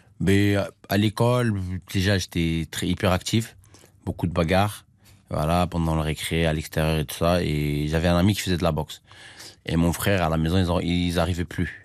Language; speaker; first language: French; early bilingual, other home language; Armenian